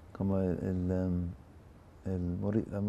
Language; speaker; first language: Spanish; non-native, fluent; English